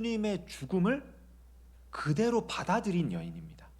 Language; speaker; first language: Korean; native; Korean